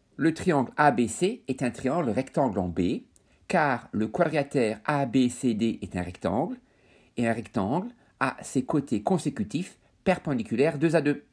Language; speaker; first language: French; native; French